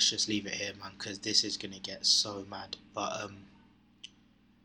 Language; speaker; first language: English; native; English